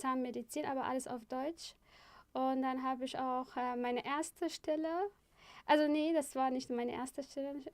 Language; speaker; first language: German; non-native, fluent; Arabic